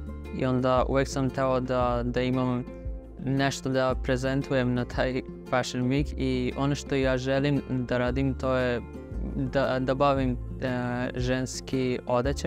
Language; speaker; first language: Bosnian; non-native, fluent; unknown